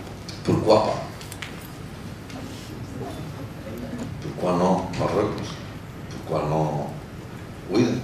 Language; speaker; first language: French; non-native, learner; Spanish